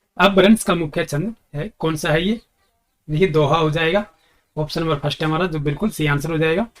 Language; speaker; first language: Hindi; native; Hindi